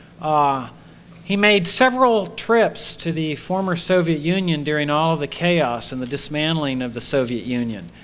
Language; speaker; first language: English; native; English